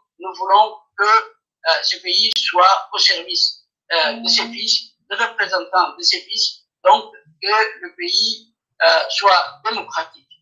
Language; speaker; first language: French; non-native, local second language; Afar